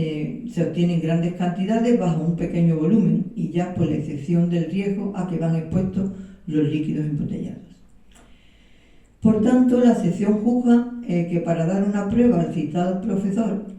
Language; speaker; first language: Spanish; native; Spanish